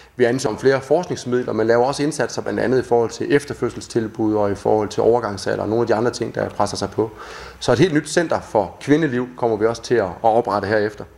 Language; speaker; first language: Danish; native; Danish